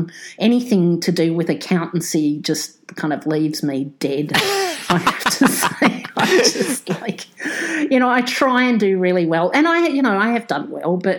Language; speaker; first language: English; native; English